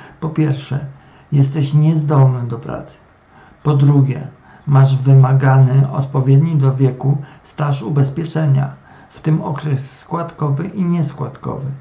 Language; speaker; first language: Polish; native; Polish